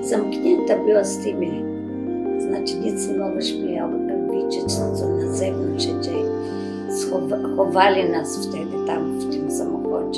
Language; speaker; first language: Polish; early bilingual, other home language; Macedonian